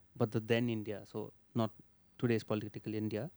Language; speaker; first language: English; non-native, local second language; Marathi